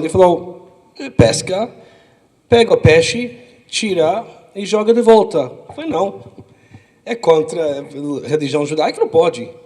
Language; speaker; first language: Portuguese; non-native, fluent; English